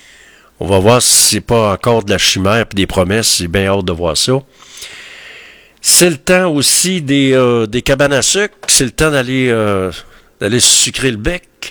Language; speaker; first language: French; native; French